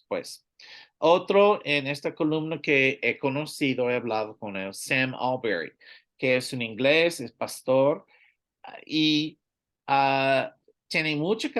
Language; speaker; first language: Spanish; non-native, learner; English